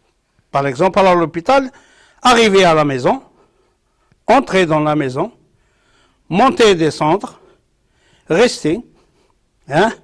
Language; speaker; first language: French; non-native, local second language; Arabic